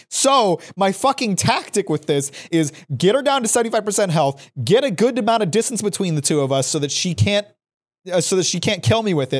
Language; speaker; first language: English; native; English